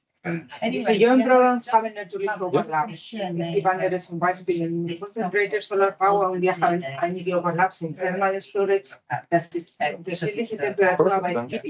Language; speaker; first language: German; non-native, fluent; Italian